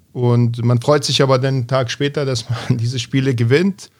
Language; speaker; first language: German; early bilingual, other home language; Bosnian